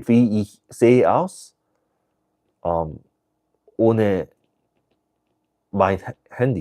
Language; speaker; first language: German; non-native, learner; English